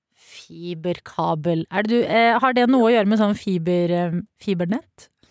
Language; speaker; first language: Norwegian; native; Norwegian